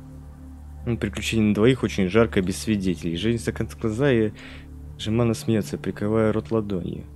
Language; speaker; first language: Russian; native; Russian